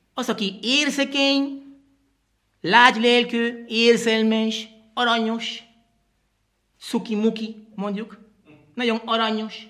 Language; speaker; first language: Hungarian; non-native, learner; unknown